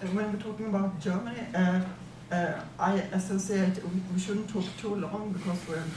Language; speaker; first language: English; non-native, fluent; Swedish